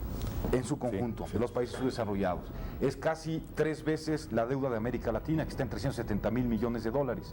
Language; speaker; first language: Spanish; native; Spanish